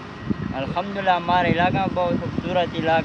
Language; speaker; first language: Hindi; non-native, local second language; Pashto